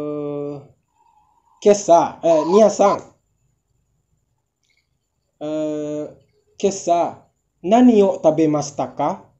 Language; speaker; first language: Japanese; non-native, learner; Indonesian